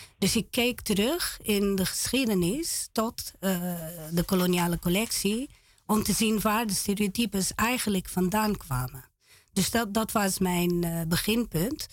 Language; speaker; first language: Dutch; non-native, fluent; Portuguese